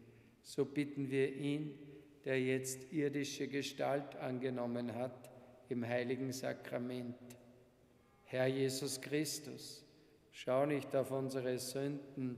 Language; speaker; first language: German; native; German